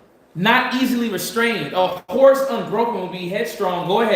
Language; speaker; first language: English; native; English